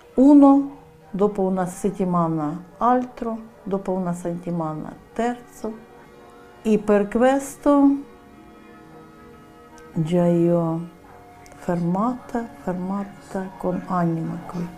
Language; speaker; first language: Italian; non-native, learner; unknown